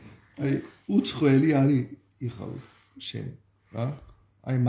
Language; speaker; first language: Georgian; non-native, learner; German